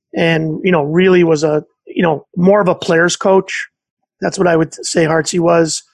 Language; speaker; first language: English; native; English